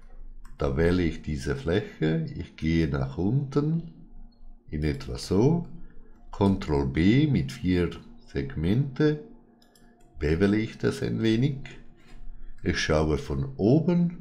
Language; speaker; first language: German; non-native, fluent; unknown